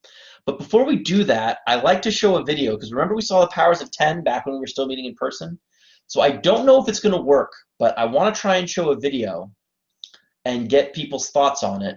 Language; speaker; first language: English; native; English